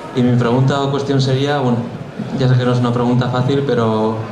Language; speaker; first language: Spanish; non-native, local second language; Basque